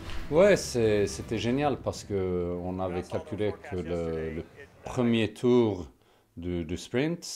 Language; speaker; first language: French; non-native, fluent; Swedish